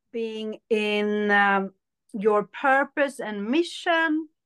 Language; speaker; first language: English; early bilingual, other home language; Hindi